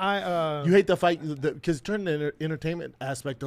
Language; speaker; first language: English; native; English